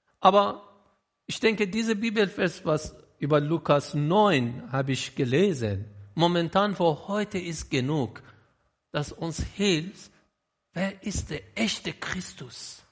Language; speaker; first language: German; non-native, learner; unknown